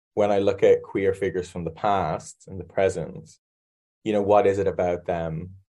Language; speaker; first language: English; native; English